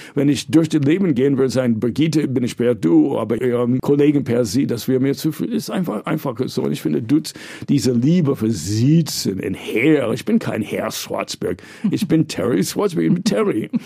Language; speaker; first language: German; non-native, fluent; English